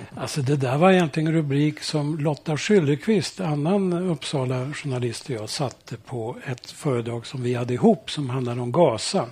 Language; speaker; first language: Swedish; early bilingual, heritage; Swedish